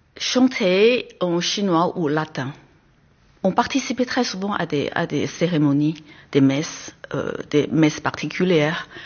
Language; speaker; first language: French; non-native, fluent; Chinese